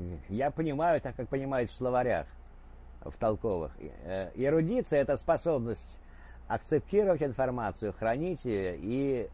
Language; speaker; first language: Russian; native; Russian